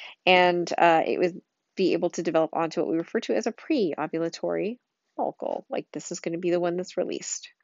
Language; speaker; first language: English; native; English